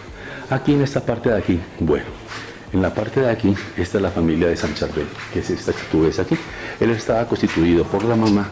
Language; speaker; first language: Spanish; native; Spanish